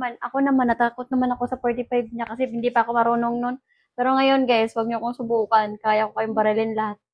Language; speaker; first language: Filipino; non-native, local second language; Hiligaynon